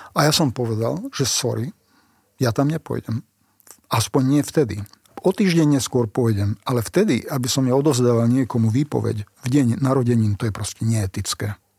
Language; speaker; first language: Slovak; non-native, local second language; Hungarian